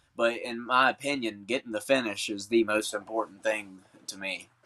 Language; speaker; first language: English; native; English